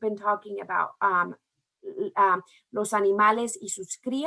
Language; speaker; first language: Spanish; early bilingual, heritage; Spanish